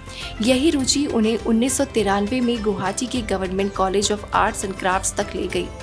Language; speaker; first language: Hindi; native; Hindi